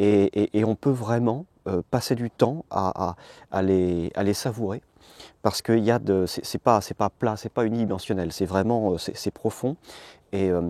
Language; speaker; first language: French; native; French